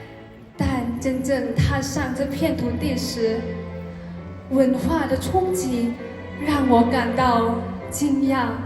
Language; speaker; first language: Chinese; non-native, fluent; Lao